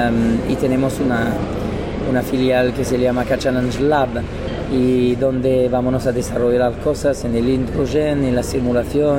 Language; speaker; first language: Spanish; non-native, learner; French